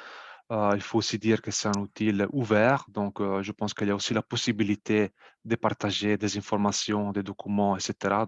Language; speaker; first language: French; non-native, fluent; Italian